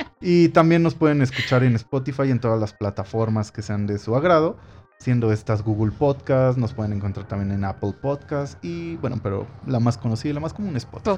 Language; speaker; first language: Spanish; native; Spanish